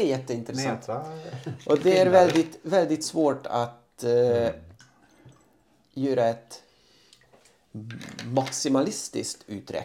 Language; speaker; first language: Swedish; non-native, fluent; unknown